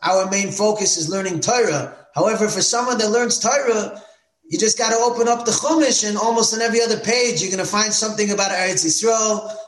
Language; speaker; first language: English; native; English